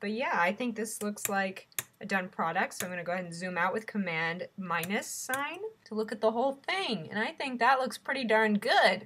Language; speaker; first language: English; native; English